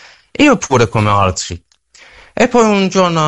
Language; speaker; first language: Italian; non-native, learner; Persian